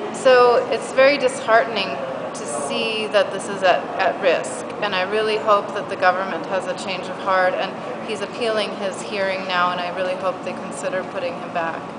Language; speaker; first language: English; native; English